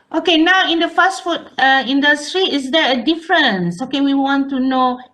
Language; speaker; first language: English; non-native, local second language; Malay